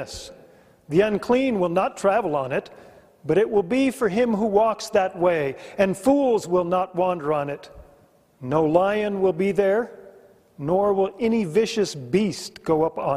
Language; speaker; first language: English; native; English